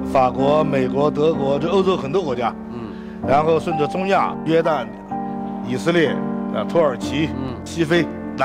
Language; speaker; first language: Chinese; native; Chinese